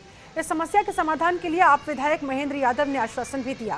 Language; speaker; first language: Hindi; native; Hindi